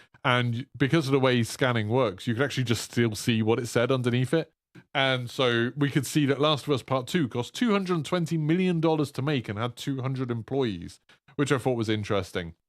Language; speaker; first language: English; native; English